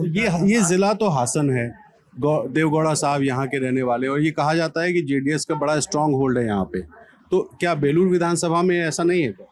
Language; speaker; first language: Hindi; native; Hindi